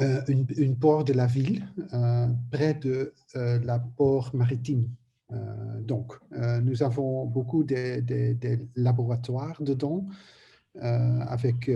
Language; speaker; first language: French; non-native, learner; Dutch